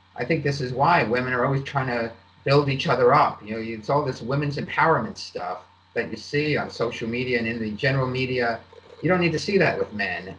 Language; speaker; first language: English; native; English